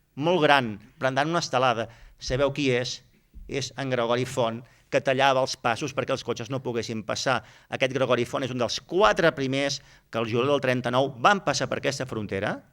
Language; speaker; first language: Catalan; native; Catalan